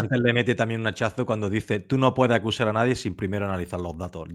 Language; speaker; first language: Spanish; native; Spanish